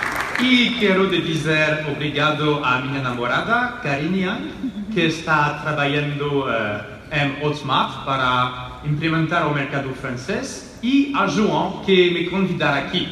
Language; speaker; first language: Portuguese; non-native, learner; French